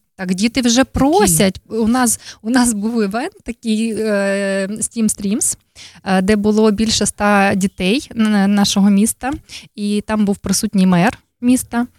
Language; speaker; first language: Ukrainian; native; Ukrainian